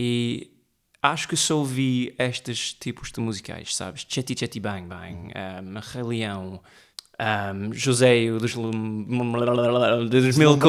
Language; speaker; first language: Portuguese; early bilingual, heritage; Portuguese